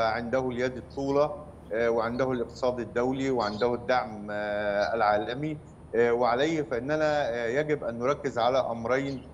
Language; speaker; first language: Arabic; native; Arabic